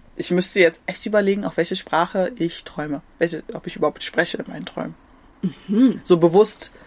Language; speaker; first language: German; native; German